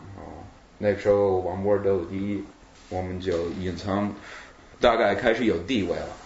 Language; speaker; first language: Chinese; non-native, fluent; English